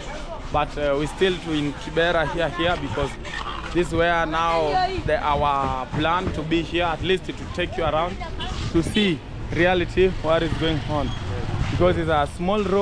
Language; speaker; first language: English; non-native, learner; Swahili